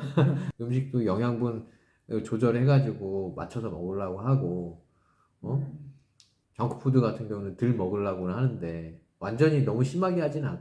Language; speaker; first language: Korean; native; Korean